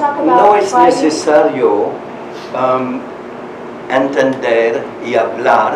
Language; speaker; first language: Spanish; non-native, learner; French